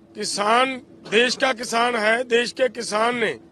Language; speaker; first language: Hindi; non-native, local second language; Punjabi